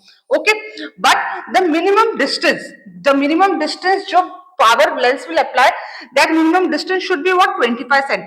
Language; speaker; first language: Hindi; native; Hindi